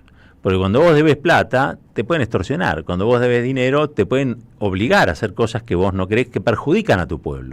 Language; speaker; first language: Spanish; native; Spanish